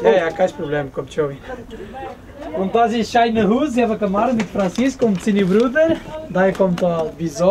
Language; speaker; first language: German; non-native, learner; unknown